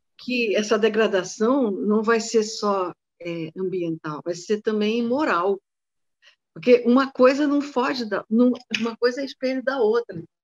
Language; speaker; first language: Portuguese; native; Portuguese